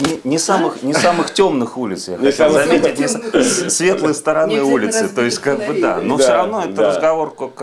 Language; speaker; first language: Russian; native; Russian